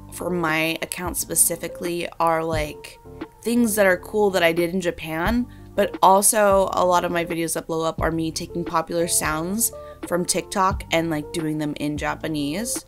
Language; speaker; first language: English; native; English